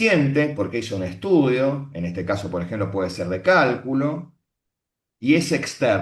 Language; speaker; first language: Spanish; native; Spanish